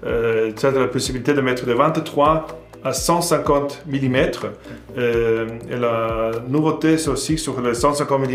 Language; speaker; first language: French; non-native, fluent; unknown